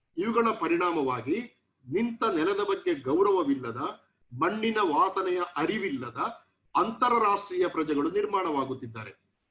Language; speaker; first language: Kannada; non-native, local second language; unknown